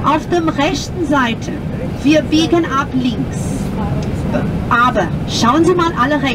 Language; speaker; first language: German; non-native, fluent; Portuguese